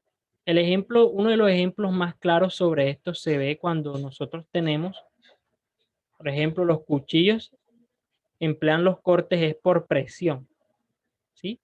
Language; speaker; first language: Spanish; native; Spanish